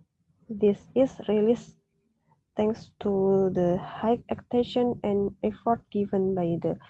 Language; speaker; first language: English; non-native, learner; Indonesian